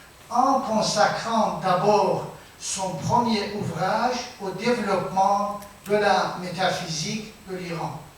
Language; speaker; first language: French; non-native, fluent; Persian